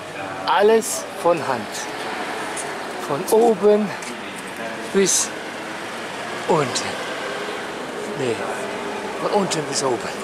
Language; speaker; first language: German; native; German